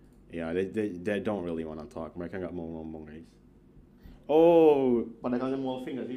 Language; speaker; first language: English; non-native, fluent; Indonesian